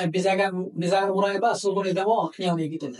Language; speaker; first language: Japanese; non-native, learner; Bangla